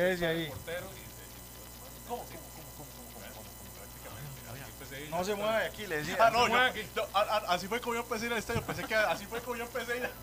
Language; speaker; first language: Spanish; native; Spanish